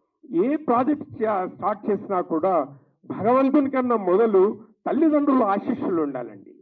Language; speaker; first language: Telugu; native; Telugu